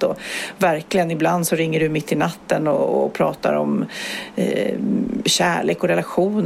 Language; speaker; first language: Swedish; native; Swedish